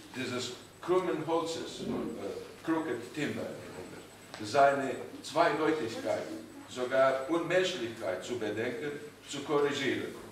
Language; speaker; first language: German; non-native, learner; Romanian